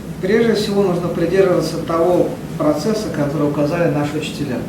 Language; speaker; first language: Russian; native; Russian